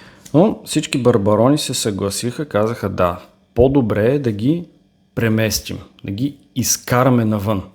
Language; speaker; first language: Bulgarian; native; Bulgarian